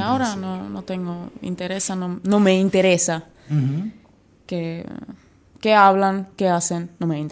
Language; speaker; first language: Spanish; non-native, learner; Finnish